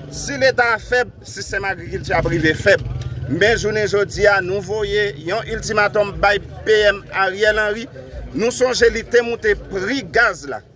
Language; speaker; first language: Haitian Creole; native; Haitian Creole